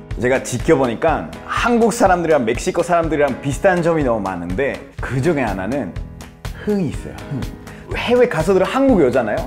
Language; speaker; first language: Korean; non-native, fluent; Spanish